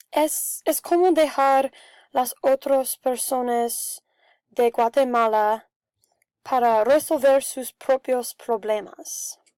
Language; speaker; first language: Spanish; non-native, learner; English